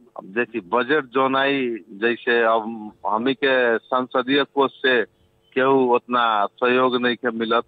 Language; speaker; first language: Bhojpuri; native; Bhojpuri